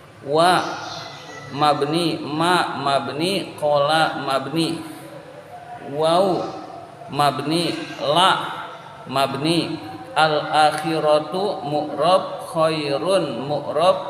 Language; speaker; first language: Arabic; non-native, fluent; Indonesian